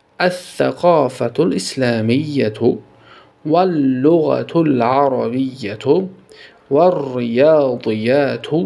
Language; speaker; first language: Arabic; non-native, fluent; Tajik